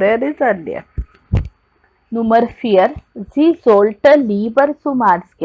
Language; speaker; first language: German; non-native, learner; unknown